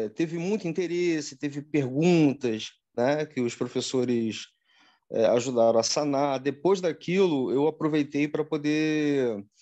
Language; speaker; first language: Portuguese; native; Portuguese